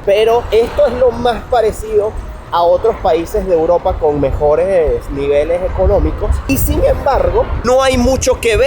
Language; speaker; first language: Spanish; native; Spanish